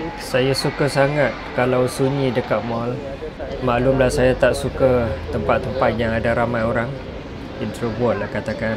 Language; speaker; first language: Malay; non-native, fluent; Western Cham